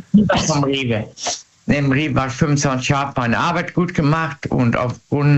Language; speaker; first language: German; native; German